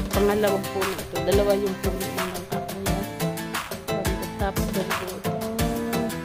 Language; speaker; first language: Filipino; non-native, local second language; Cebuano